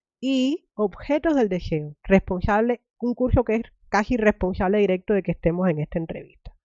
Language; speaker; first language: Spanish; native; Spanish